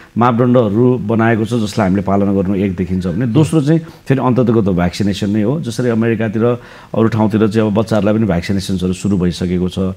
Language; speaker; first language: Nepali; native; Nepali